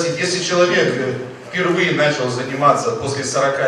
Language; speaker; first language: Russian; native; Russian